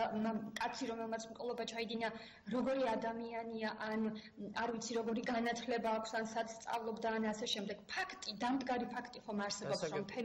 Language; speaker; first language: Georgian; native; Georgian